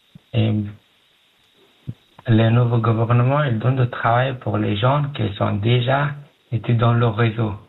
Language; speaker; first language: French; non-native, learner; Pashto